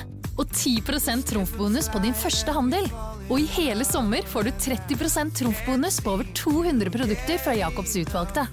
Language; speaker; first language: Norwegian; native; Norwegian